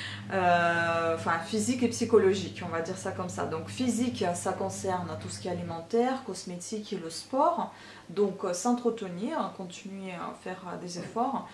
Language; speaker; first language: French; non-native, fluent; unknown